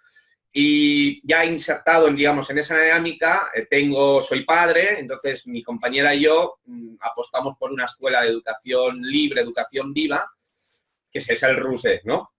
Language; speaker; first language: Spanish; native; Spanish